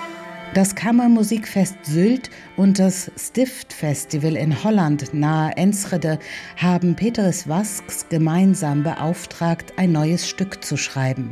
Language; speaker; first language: German; native; German